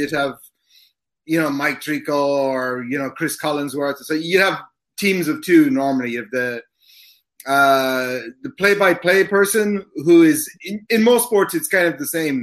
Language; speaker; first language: English; native; English